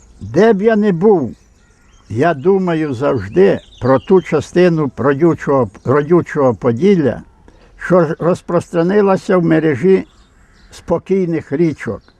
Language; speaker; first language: Ukrainian; native; Ukrainian